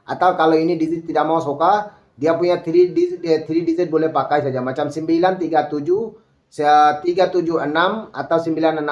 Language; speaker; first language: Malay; non-native, learner; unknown